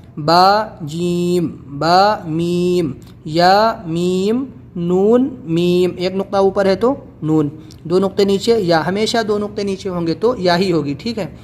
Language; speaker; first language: Urdu; native; Urdu